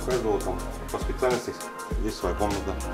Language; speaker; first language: Russian; native; Russian